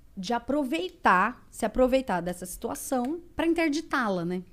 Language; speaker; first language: Portuguese; native; Portuguese